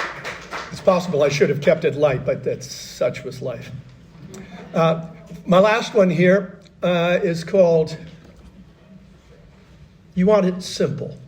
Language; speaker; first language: English; native; English